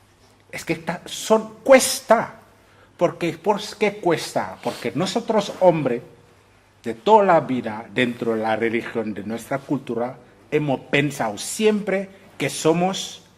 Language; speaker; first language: Spanish; non-native, fluent; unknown